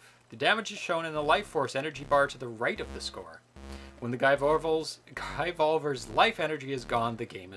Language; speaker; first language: English; native; English